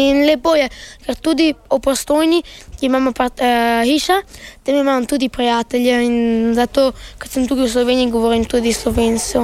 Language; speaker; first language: Slovenian; early bilingual, heritage; Italian